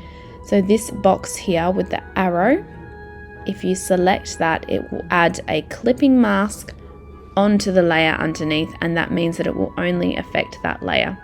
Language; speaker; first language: English; native; English